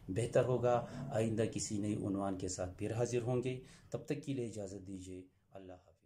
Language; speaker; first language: Urdu; non-native, local second language; Pashto